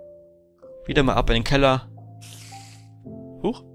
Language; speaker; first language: German; native; German